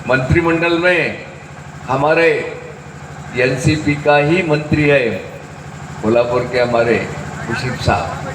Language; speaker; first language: Hindi; non-native, local second language; Marathi